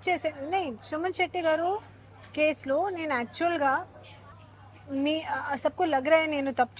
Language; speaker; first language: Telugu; non-native, learner; Hindi